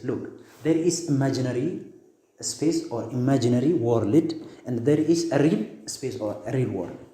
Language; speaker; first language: English; non-native, local second language; Amharic